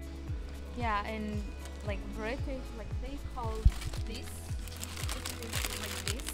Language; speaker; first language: English; non-native, learner; Uzbek